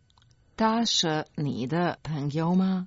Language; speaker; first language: Chinese; non-native, learner; Croatian